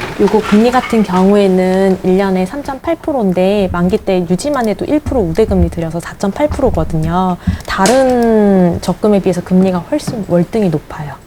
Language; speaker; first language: Korean; native; Korean